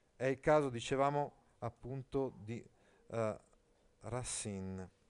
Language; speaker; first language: Italian; native; Italian